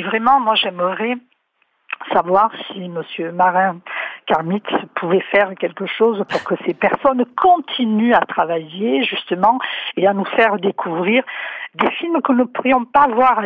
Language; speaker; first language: French; non-native, fluent; Romanian